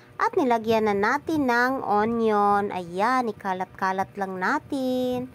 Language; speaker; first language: Filipino; non-native, local second language; Cebuano